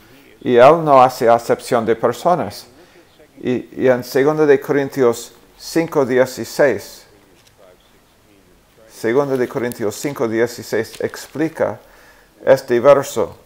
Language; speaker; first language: Spanish; non-native, fluent; English